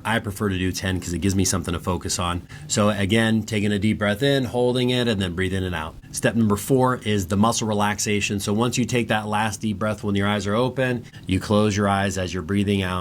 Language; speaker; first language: English; native; English